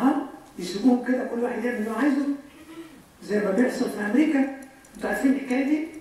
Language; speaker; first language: Arabic; native; Arabic